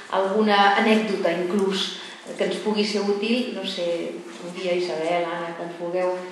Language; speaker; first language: Catalan; native; Catalan